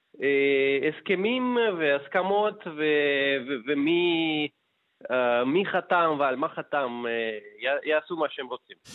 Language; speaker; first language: Hebrew; non-native, fluent; Russian